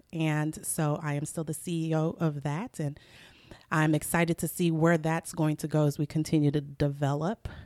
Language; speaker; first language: English; early bilingual, other home language; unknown